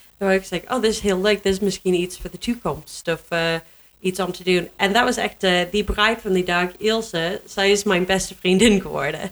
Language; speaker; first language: Dutch; non-native, learner; English